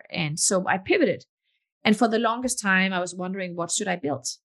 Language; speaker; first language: English; non-native, fluent; Danish